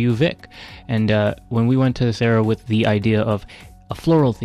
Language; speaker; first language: English; native; English